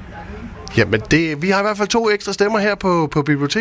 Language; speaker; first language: Danish; native; Danish